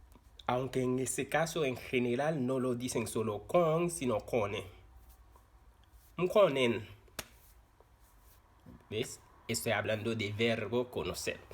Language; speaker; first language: Spanish; non-native, fluent; Haitian Creole